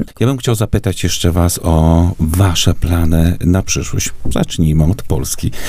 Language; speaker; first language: Polish; native; Polish